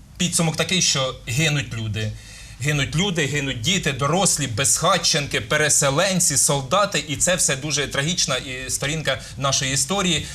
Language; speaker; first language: Ukrainian; native; Ukrainian